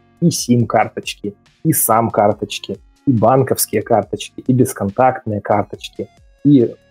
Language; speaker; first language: Russian; native; Russian